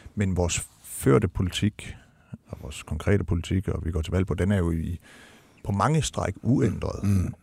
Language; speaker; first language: Danish; native; Danish